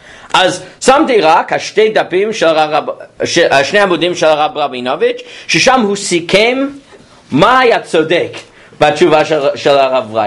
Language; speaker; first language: Hebrew; non-native, fluent; English